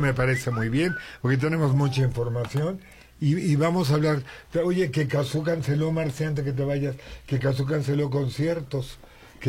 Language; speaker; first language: Spanish; native; Spanish